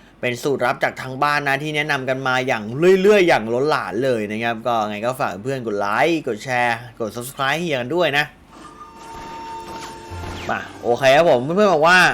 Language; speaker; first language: Thai; native; Thai